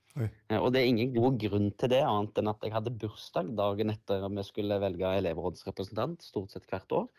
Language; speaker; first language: Norwegian; native; Norwegian